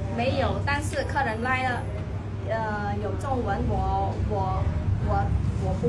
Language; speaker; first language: Chinese; non-native, learner; Khmer